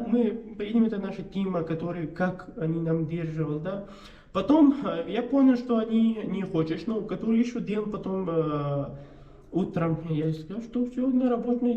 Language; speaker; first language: Russian; non-native, learner; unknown